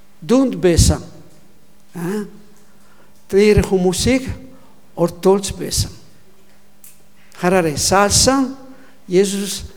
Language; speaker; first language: Mongolian; non-native, learner; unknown